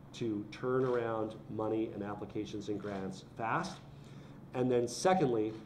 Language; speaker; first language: English; native; English